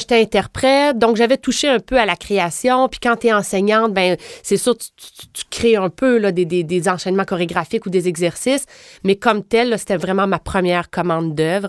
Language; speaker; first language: French; native; French